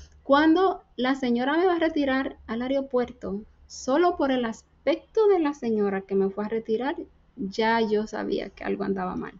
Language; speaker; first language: Spanish; native; Spanish